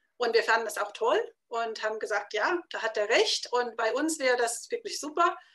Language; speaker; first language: German; non-native, fluent; English